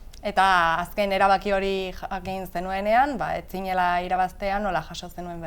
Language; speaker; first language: Basque; native; Basque